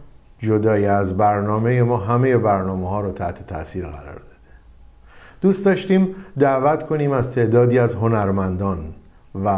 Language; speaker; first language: Persian; native; Persian